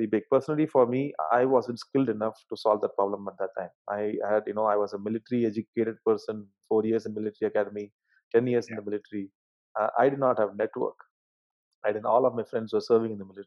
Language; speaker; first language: English; non-native, local second language; Tamil